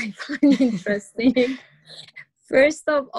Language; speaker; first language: English; non-native, learner; Persian